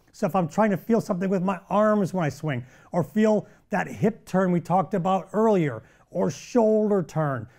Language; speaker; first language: English; native; English